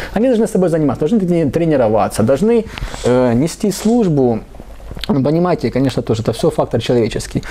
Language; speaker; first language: Russian; native; Russian